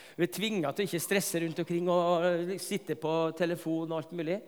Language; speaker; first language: Norwegian; native; Norwegian